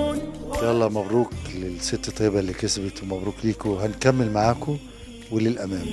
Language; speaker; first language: Arabic; native; Arabic